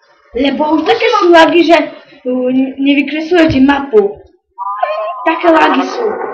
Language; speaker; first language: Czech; non-native, learner; Slovak